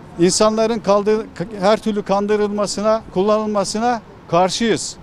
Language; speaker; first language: Turkish; native; Turkish